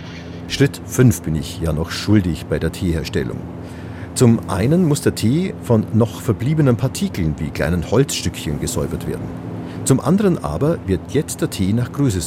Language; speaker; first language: German; native; German